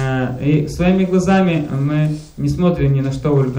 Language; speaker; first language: Russian; native; Russian